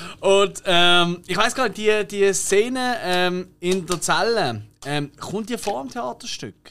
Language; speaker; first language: German; native; German